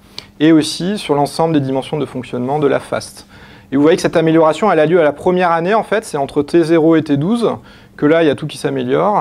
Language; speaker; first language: French; native; French